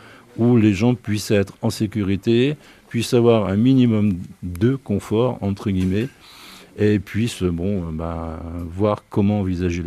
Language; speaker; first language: French; native; French